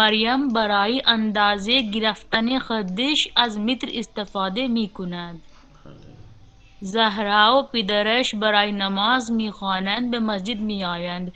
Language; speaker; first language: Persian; non-native, learner; Urdu